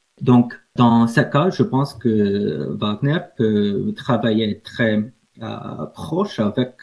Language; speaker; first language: French; non-native, fluent; English